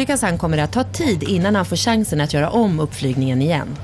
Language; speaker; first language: Swedish; native; Swedish